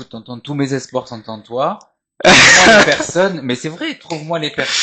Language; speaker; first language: French; native; French